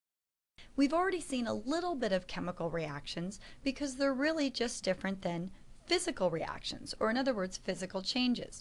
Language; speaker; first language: English; native; English